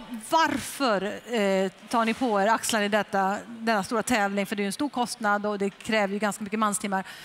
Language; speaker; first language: Swedish; native; Swedish